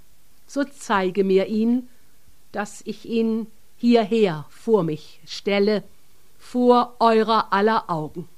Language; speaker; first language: German; native; German